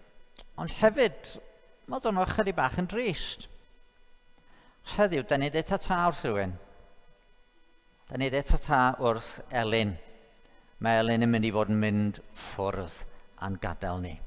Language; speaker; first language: Welsh; native; Welsh